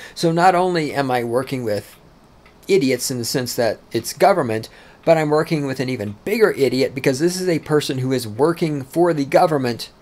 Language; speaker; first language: English; native; English